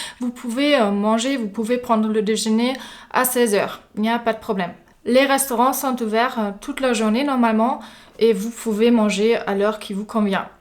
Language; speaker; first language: French; non-native, fluent; German